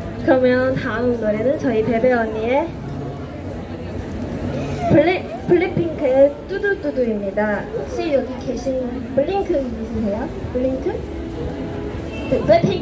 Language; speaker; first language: Korean; non-native, fluent; Chinese